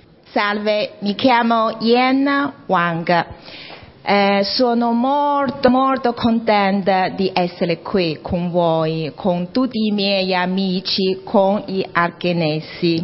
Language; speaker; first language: Italian; non-native, fluent; Chinese